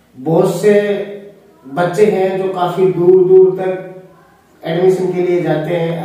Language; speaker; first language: Hindi; native; Hindi